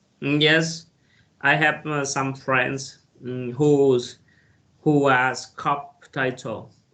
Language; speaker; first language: English; non-native, learner; Vietnamese